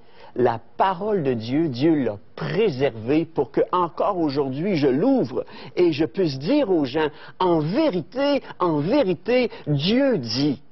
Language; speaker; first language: French; native; French